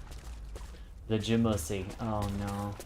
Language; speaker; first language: English; native; English